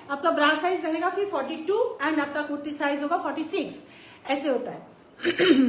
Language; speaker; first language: Hindi; non-native, local second language; Bangla